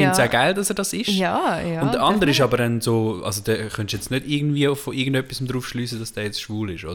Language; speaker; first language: German; native; German